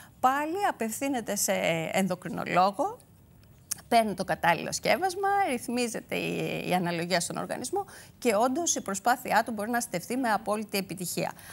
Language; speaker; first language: Greek; native; Greek